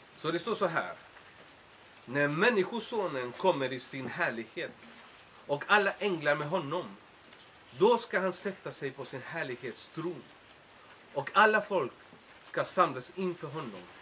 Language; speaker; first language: Swedish; non-native, fluent; Spanish